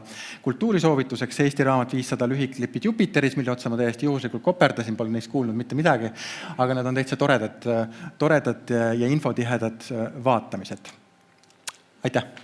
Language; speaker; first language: Estonian; native; Estonian